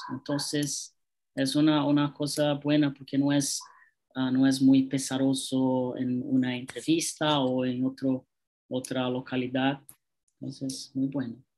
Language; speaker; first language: Spanish; non-native, learner; Portuguese